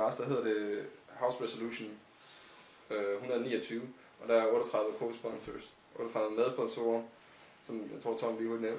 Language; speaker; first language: Danish; native; Danish